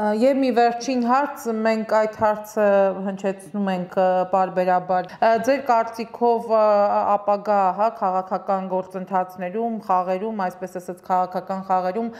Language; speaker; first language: Armenian; native; Armenian